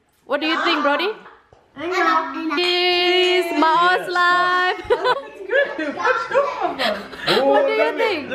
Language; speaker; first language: English; non-native, fluent; Indonesian